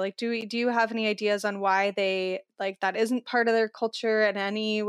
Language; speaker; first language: English; native; English